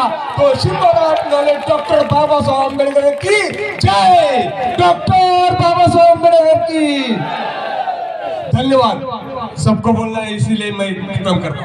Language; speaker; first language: Hindi; native; Hindi